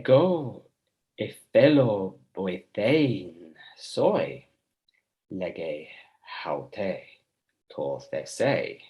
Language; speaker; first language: Greek; non-native, fluent; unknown